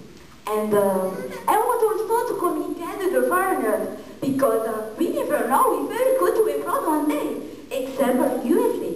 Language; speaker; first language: English; non-native, learner; Malagasy